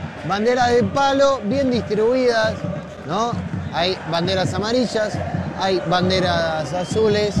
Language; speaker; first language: Spanish; native; Spanish